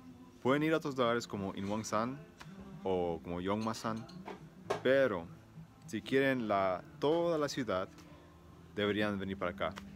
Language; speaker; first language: Spanish; early bilingual, heritage; Spanish